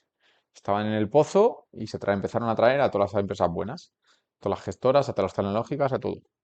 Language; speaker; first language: Spanish; native; Spanish